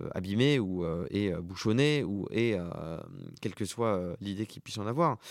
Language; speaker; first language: French; non-native, local second language; Arabic